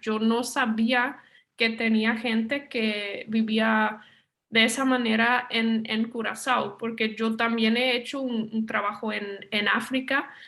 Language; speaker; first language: Spanish; non-native, fluent; Dutch